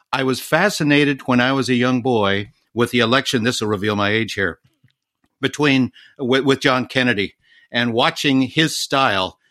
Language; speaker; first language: English; native; English